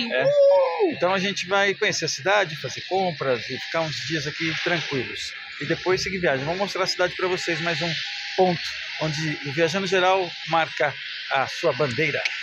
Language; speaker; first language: Portuguese; native; Portuguese